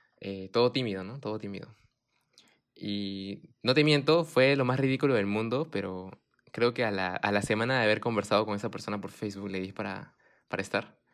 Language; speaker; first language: Spanish; early bilingual, heritage; Spanish